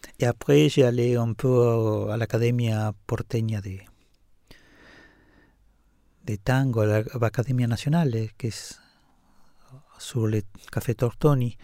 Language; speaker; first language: French; non-native, fluent; Spanish